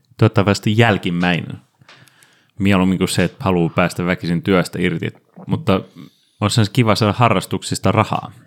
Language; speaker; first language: Finnish; native; Finnish